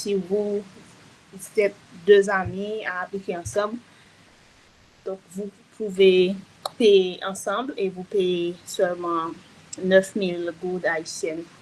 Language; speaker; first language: French; non-native, local second language; Haitian Creole